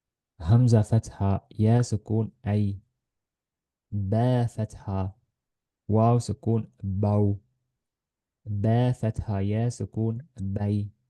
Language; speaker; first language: Arabic; non-native, fluent; Estonian